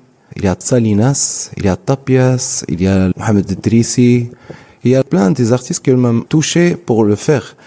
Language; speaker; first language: French; non-native, local second language; Arabic